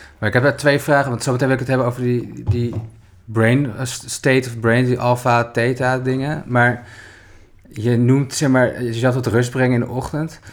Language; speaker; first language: Dutch; native; Dutch